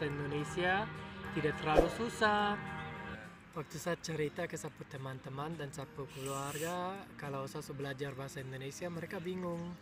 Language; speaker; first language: Indonesian; non-native, fluent; German